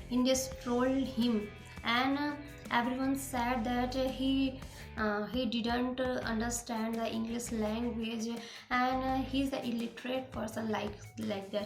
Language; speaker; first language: English; non-native, learner; Hindi